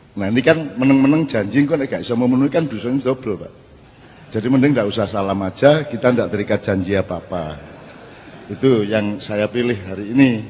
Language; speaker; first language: Indonesian; non-native, local second language; Javanese